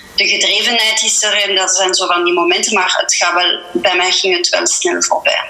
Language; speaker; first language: Dutch; non-native, fluent; French